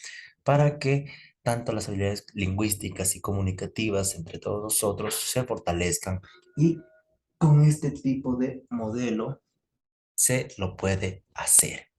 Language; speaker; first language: Spanish; native; Spanish